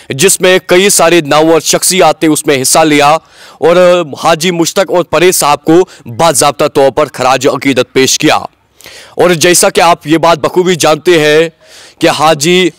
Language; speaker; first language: Hindi; non-native, local second language; Kashmiri